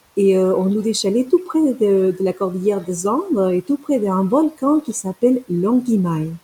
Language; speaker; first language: French; non-native, fluent; Spanish